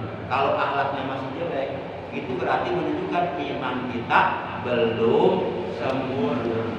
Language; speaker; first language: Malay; non-native, local second language; Javanese